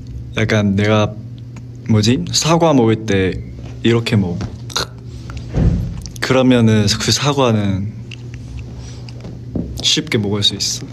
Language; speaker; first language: Korean; non-native, fluent; Chinese